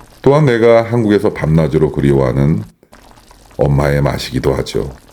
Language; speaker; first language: Korean; non-native, fluent; Chinese